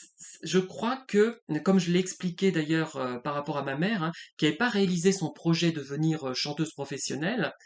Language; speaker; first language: French; native; French